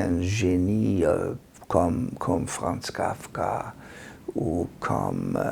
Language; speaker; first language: French; non-native, learner; Hungarian